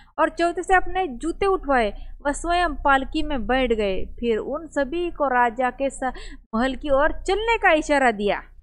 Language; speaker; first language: Hindi; non-native, local second language; Marathi